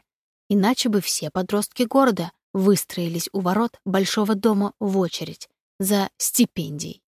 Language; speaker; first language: Russian; native; Russian